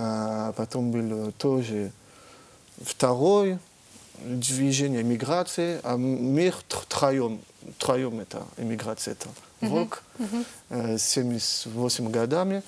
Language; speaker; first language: Russian; early bilingual, heritage; French